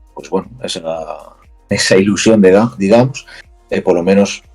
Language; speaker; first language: Spanish; native; Spanish